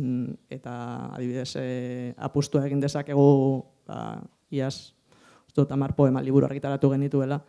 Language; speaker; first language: Basque; native; Basque